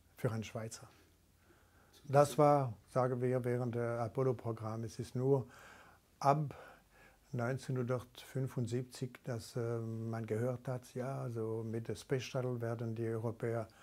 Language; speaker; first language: German; non-native, local second language; French